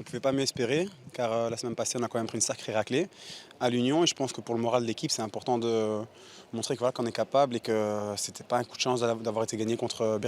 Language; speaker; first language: French; native; French